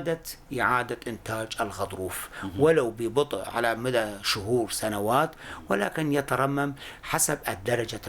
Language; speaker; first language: Arabic; non-native, local second language; Kurdish